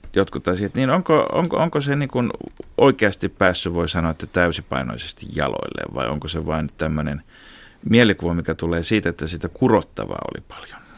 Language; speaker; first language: Finnish; native; Finnish